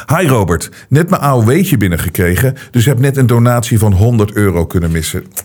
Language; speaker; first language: Dutch; native; Dutch